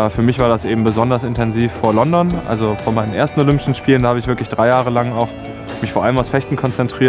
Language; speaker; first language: German; native; German